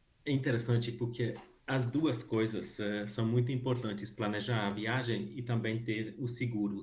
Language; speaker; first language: Portuguese; non-native, fluent; Hungarian